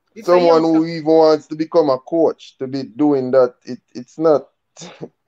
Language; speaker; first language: English; native; English